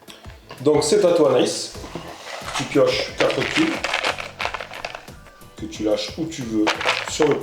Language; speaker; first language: French; native; French